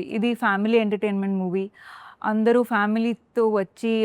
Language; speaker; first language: Telugu; non-native, learner; Kannada